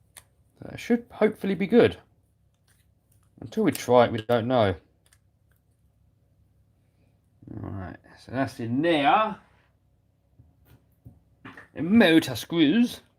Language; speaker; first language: English; native; English